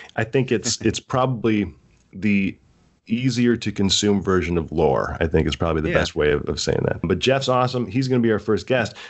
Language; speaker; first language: English; native; English